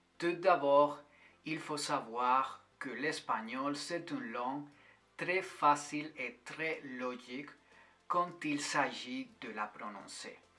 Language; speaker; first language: French; non-native, fluent; Spanish